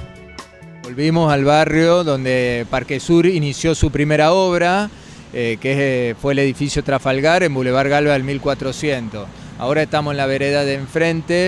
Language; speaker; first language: Spanish; native; Spanish